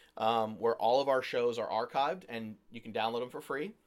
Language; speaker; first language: English; native; English